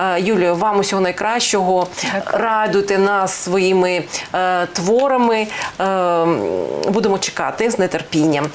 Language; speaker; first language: Ukrainian; non-native, local second language; Russian